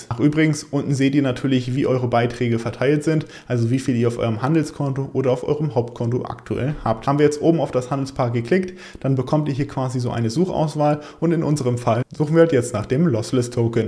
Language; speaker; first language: German; native; German